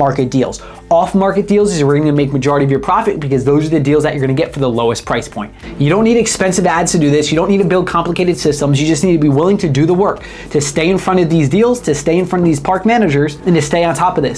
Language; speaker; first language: English; native; English